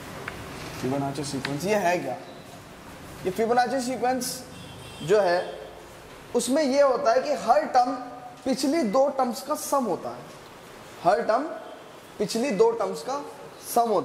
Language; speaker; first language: Hindi; native; Hindi